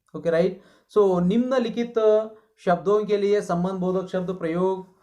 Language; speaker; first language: Hindi; non-native, local second language; Kannada